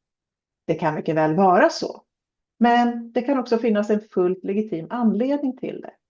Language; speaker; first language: Swedish; native; Swedish